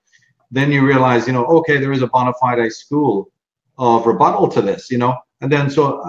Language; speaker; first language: English; native; English